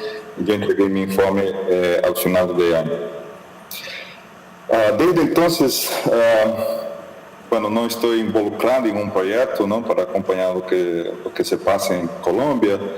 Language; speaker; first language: Spanish; non-native, fluent; Portuguese